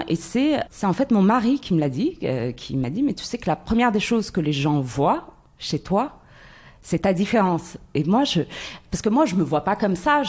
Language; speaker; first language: French; non-native, local second language; Arabic